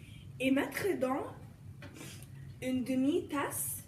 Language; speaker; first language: French; non-native, learner; English